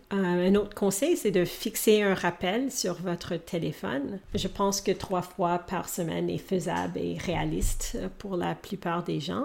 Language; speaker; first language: French; non-native, local second language; English